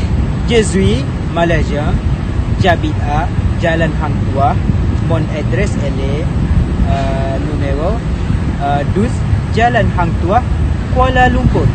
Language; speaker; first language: French; non-native, learner; Malay